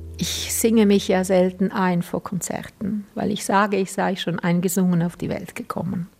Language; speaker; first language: German; native; German